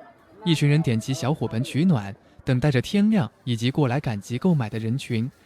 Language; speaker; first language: Chinese; native; Chinese